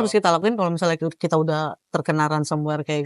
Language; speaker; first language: Indonesian; native; Indonesian